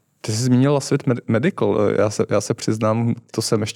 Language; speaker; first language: Czech; native; Czech